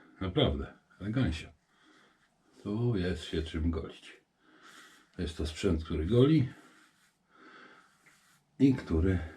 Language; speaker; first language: Polish; native; Polish